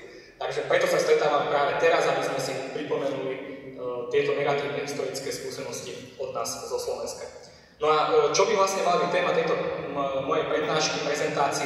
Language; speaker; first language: Slovak; native; Slovak